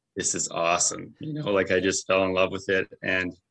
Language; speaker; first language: English; native; English